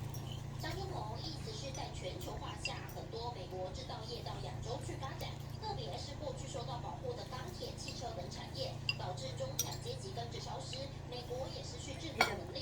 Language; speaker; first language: Chinese; native; Chinese